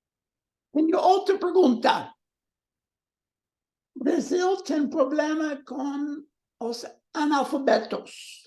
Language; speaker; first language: Portuguese; non-native, learner; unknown